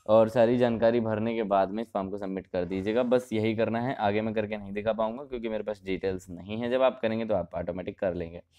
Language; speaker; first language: Hindi; native; Hindi